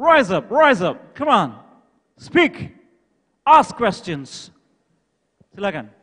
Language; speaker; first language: English; non-native, fluent; Indonesian